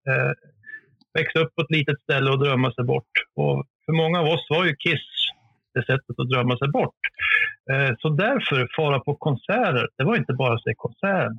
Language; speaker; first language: Swedish; native; Swedish